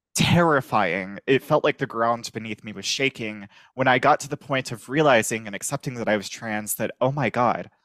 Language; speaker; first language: English; native; English